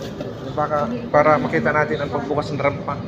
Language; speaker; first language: Filipino; native; Filipino